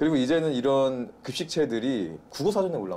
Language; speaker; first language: Korean; native; Korean